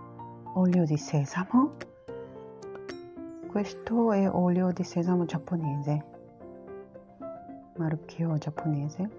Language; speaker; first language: Italian; non-native, learner; Japanese